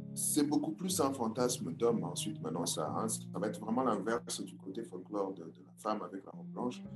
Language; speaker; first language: French; non-native, local second language; Lingala